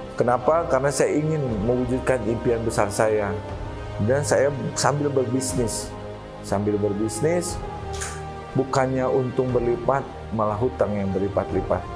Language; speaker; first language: Indonesian; native; Indonesian